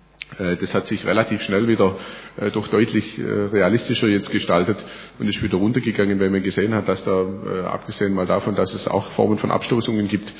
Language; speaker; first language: German; native; German